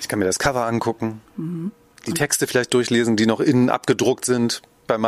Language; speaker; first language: German; native; German